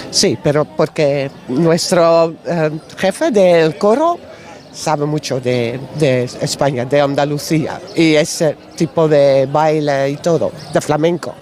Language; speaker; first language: Spanish; non-native, learner; Dutch